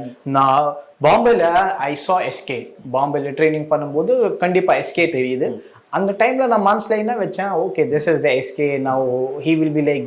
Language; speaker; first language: Tamil; non-native, learner; Kashmiri